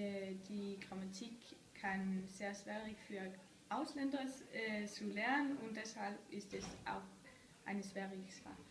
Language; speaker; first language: German; non-native, learner; Danish